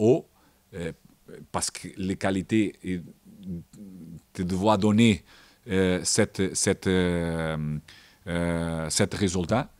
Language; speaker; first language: French; non-native, fluent; Portuguese